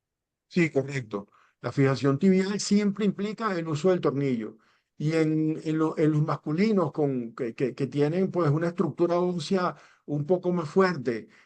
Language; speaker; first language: Spanish; native; Spanish